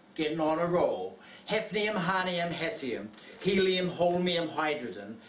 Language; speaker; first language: English; native; English